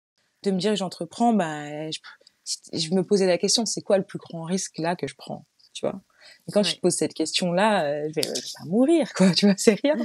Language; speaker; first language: French; native; French